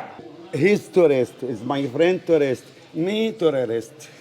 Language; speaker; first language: English; non-native, learner; Arabic